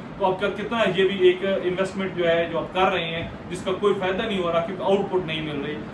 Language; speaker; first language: Urdu; non-native, local second language; Punjabi